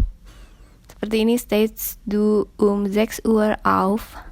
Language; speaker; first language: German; non-native, fluent; Indonesian